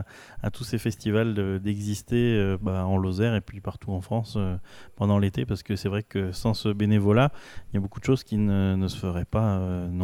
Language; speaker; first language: French; native; French